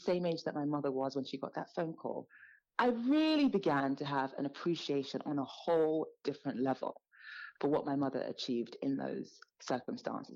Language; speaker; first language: English; native; English